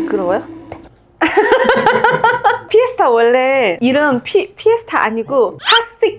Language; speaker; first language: Korean; non-native, fluent; Chinese